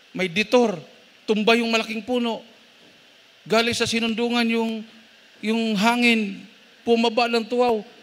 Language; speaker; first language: Filipino; non-native, local second language; Cebuano